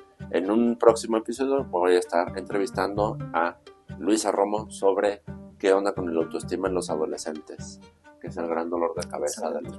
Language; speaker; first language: Spanish; native; Spanish